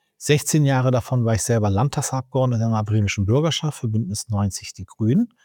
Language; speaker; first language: German; early bilingual, other home language; Turkish